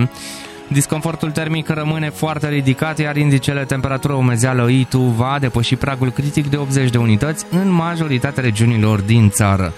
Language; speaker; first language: Romanian; native; Romanian